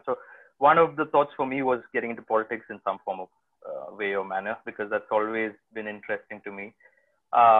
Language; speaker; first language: English; non-native, local second language; Malayalam